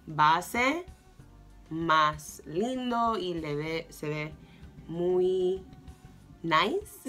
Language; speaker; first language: Spanish; early bilingual, heritage; English